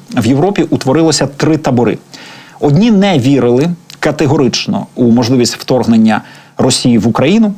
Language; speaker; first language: Ukrainian; native; Ukrainian